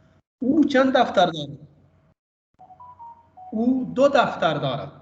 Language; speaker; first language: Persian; non-native, fluent; Urdu